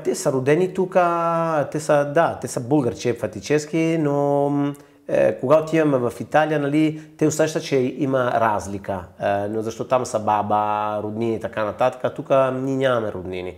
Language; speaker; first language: Bulgarian; non-native, fluent; Italian